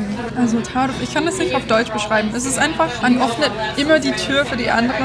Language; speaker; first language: German; non-native, learner; English